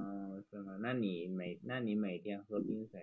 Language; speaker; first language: Chinese; native; Chinese